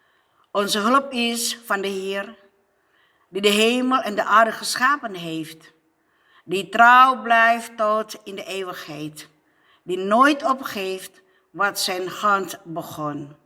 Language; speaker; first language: Dutch; non-native, fluent; Indonesian